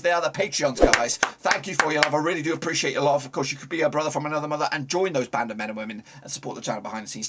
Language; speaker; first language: English; native; English